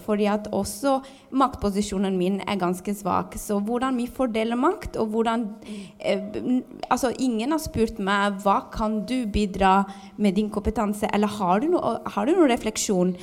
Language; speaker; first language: Norwegian; non-native, fluent; Albanian